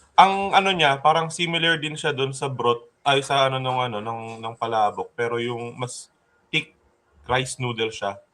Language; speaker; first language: Filipino; native; Filipino